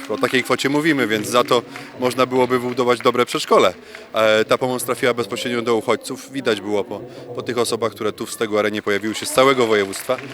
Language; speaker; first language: Polish; native; Polish